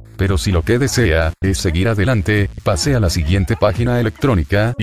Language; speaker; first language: Spanish; native; Spanish